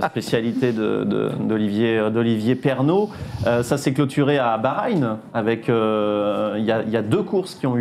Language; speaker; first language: French; native; French